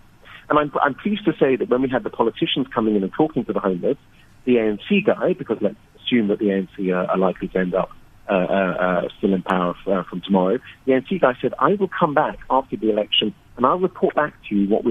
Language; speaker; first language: English; native; English